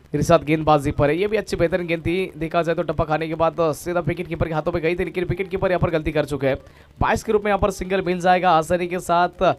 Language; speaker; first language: Hindi; non-native, local second language; Marathi